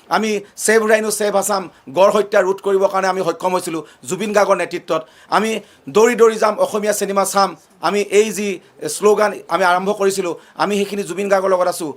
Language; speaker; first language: Assamese; native; Assamese